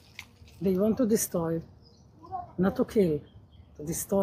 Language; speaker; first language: English; non-native, learner; Hebrew